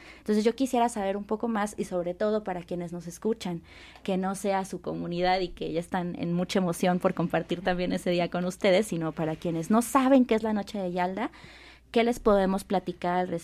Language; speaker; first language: Spanish; native; Spanish